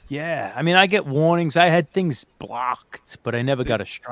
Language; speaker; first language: English; native; English